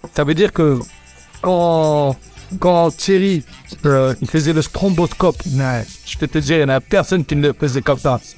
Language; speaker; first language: French; native; French